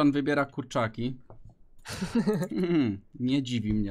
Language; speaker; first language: Polish; native; Polish